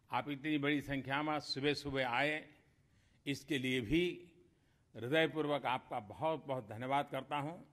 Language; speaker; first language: Hindi; native; Hindi